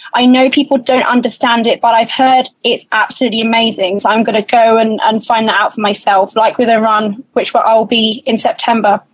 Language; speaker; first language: English; native; English